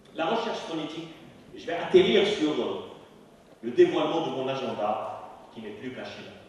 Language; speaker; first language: French; non-native, local second language; Arabic